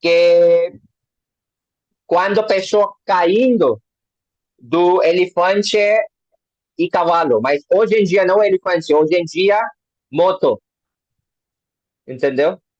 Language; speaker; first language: Portuguese; non-native, learner; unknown